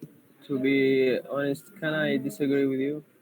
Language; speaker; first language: English; non-native, learner; Arabic